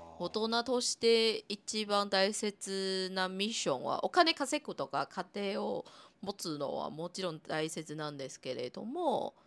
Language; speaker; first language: Japanese; non-native, fluent; Chinese